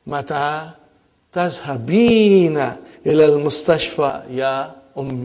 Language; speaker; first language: Arabic; non-native, fluent; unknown